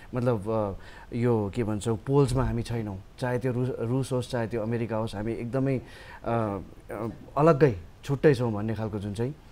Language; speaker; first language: Nepali; native; Nepali